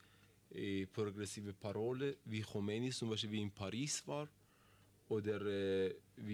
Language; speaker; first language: German; non-native, learner; Persian